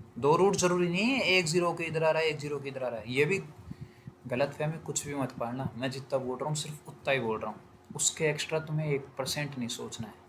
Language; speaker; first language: Hindi; native; Hindi